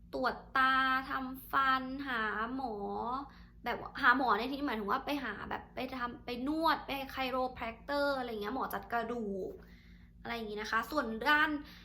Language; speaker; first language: Thai; native; Thai